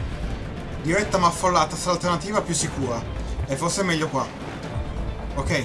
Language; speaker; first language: Italian; native; Italian